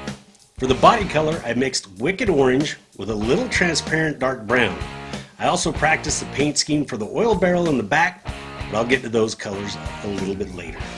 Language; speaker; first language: English; native; English